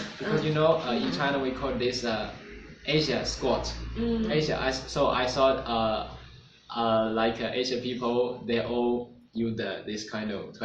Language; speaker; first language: English; non-native, learner; Chinese